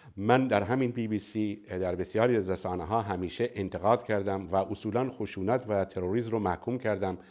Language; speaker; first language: Persian; non-native, local second language; Baluchi